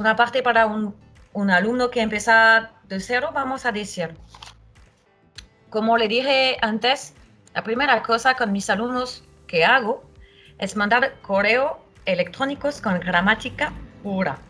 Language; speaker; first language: Spanish; non-native, fluent; French